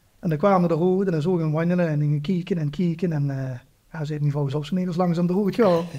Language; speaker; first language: Dutch; native; Dutch